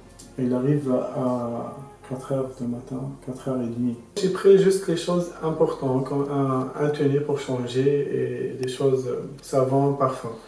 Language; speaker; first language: French; non-native, local second language; Arabic